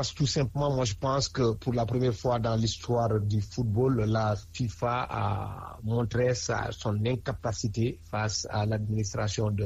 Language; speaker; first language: French; non-native, local second language; Wolof